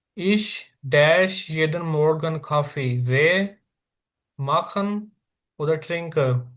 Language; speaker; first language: German; non-native, learner; Urdu